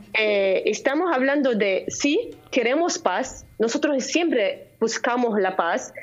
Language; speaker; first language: Spanish; non-native, fluent; Arabic